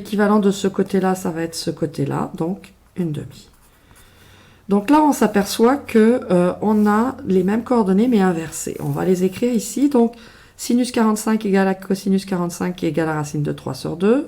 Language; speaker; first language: French; native; French